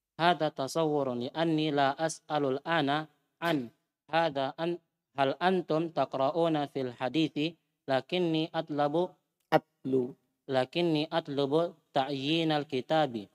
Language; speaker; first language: Arabic; non-native, fluent; Indonesian